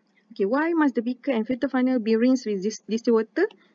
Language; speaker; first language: English; non-native, local second language; Malay